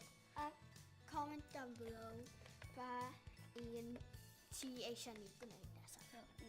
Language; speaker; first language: Welsh; non-native, local second language; English